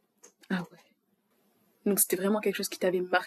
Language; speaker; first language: French; native; French